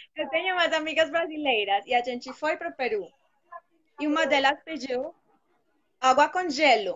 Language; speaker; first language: Portuguese; non-native, fluent; Spanish